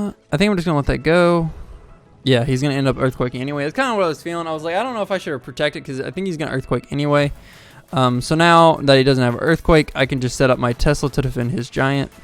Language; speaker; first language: English; native; English